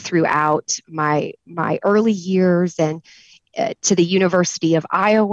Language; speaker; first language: English; native; English